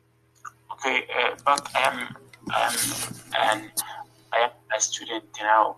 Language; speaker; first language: English; non-native, learner; Arabic